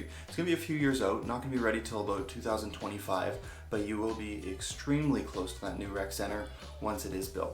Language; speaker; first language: English; native; English